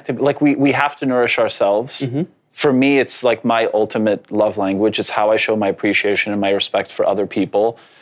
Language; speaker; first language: English; non-native, fluent; Polish